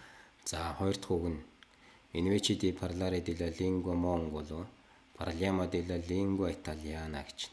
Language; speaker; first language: Italian; non-native, learner; Mongolian